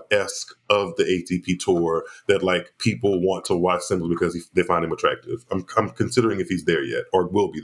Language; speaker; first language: English; native; English